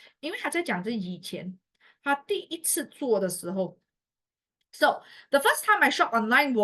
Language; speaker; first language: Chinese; native; Chinese